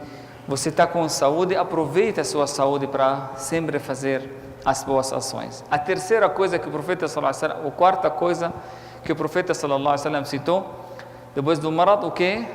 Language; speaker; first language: Portuguese; non-native, fluent; Arabic